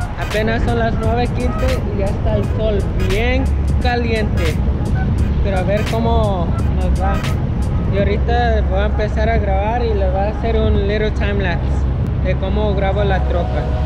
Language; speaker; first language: Spanish; early bilingual, heritage; Spanish